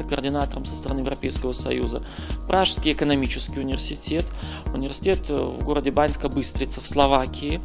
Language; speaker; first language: Russian; native; Russian